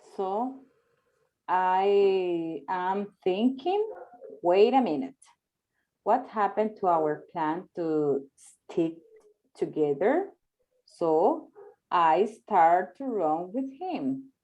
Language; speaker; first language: English; non-native, learner; Spanish